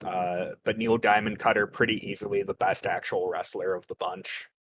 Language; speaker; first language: English; native; English